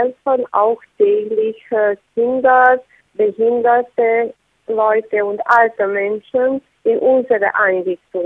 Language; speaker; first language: German; non-native, fluent; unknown